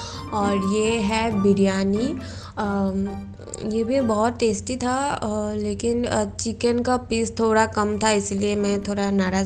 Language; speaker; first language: Hindi; non-native, local second language; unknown